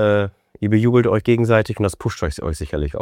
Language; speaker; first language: German; native; German